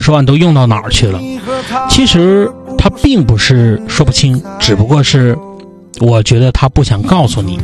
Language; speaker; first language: Chinese; native; Chinese